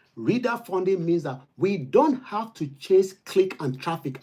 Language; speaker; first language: English; non-native, local second language; Yoruba